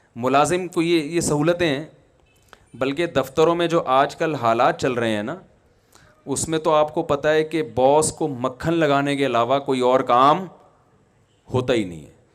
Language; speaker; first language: Urdu; native; Urdu